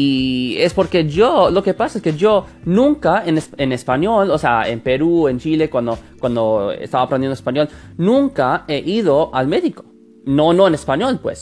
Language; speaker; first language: Spanish; non-native, fluent; English